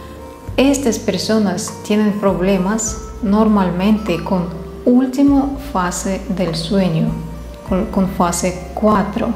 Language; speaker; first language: Spanish; non-native, fluent; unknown